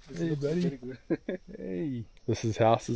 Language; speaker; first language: English; native; English